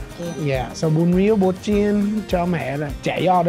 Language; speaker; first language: Vietnamese; non-native, learner; English